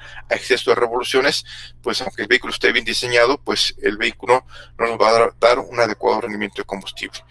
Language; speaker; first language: Spanish; native; Spanish